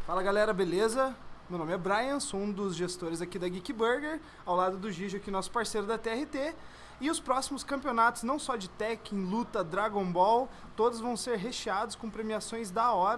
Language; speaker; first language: Portuguese; native; Portuguese